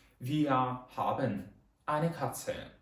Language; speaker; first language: German; non-native, fluent; Ukrainian